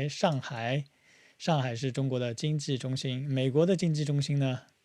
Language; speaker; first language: Chinese; non-native, fluent; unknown